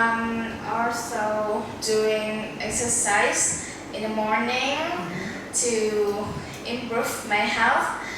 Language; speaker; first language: English; non-native, learner; Vietnamese